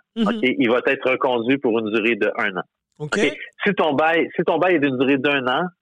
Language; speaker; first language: French; native; French